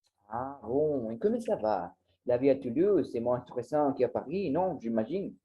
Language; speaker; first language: French; non-native, learner; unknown